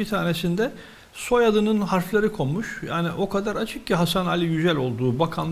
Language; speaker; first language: Turkish; native; Turkish